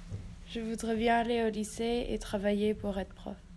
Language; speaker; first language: French; non-native, learner; English